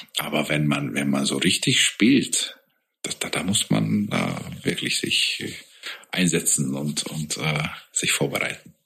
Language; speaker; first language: German; non-native, fluent; Hungarian